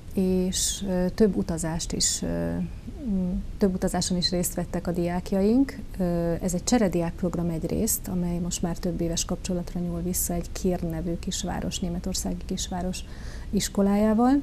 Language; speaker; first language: Hungarian; native; Hungarian